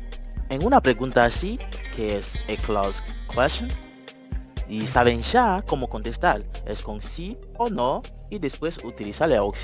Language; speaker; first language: Spanish; non-native, fluent; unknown